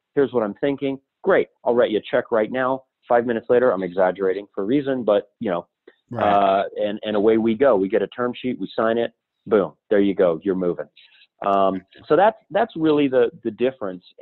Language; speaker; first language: English; native; English